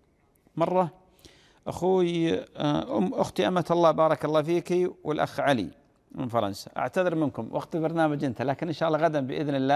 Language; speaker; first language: Arabic; native; Arabic